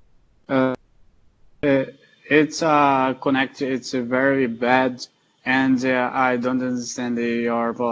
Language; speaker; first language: English; non-native, learner; Portuguese